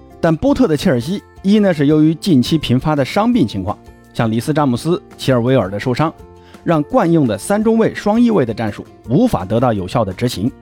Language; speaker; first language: Chinese; native; Chinese